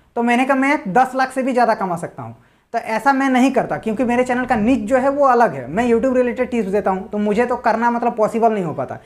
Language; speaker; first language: Hindi; native; Hindi